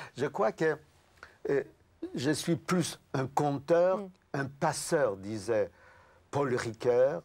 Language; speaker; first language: French; non-native, fluent; Yiddish